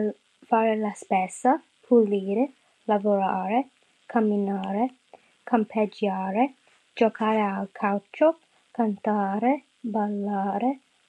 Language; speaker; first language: Italian; non-native, learner; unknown